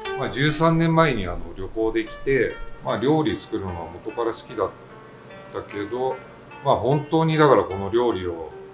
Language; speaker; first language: Japanese; native; Japanese